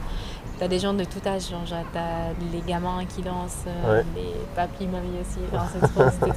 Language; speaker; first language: French; non-native, fluent; Italian